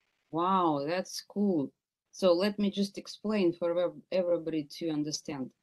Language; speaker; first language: English; non-native, fluent; Russian